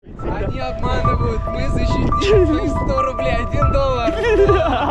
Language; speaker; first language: Russian; native; Russian